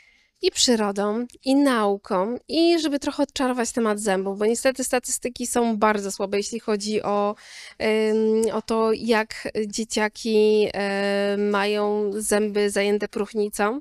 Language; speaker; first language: Polish; native; Polish